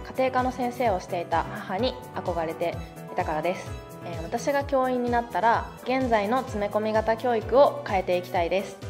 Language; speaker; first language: Japanese; non-native, fluent; Chinese